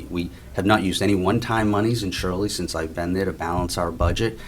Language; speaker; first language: English; native; English